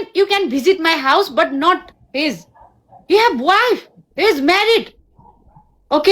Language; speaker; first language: English; non-native, learner; Nepali